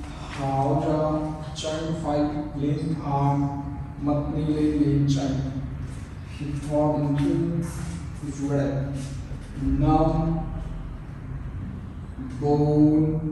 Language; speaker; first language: Vietnamese; non-native, learner; Hindi